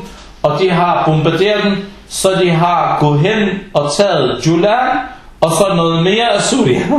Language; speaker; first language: Danish; non-native, fluent; Arabic